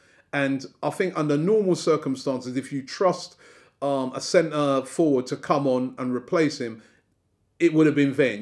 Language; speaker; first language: English; native; English